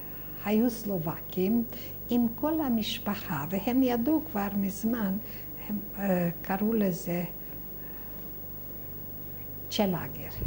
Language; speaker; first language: Hebrew; non-native, fluent; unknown